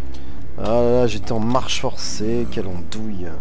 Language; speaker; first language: French; native; French